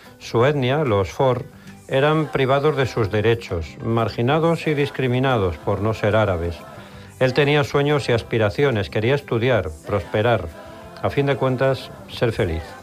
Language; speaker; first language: Spanish; native; Spanish